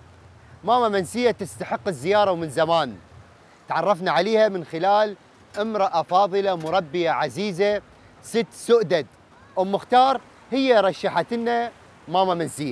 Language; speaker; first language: Arabic; native; Arabic